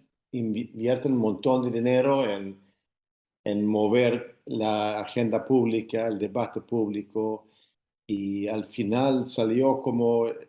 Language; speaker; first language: Spanish; non-native, fluent; Swedish